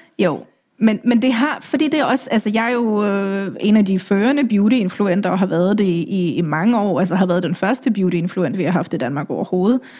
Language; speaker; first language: Danish; early bilingual, other home language; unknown